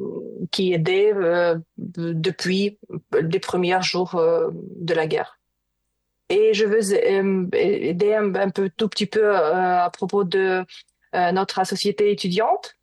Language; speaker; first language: French; non-native, learner; Ukrainian